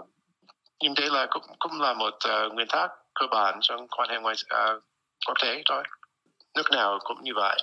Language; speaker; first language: Vietnamese; non-native, fluent; English